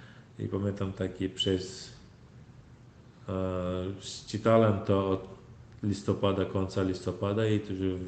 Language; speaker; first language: Polish; non-native, learner; Turkmen